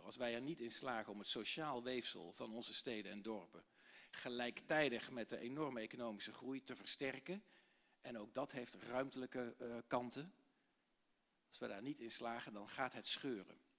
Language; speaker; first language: Dutch; native; Dutch